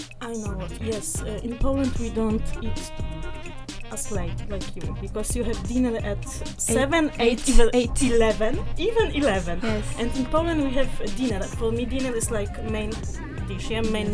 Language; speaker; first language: English; non-native, learner; Polish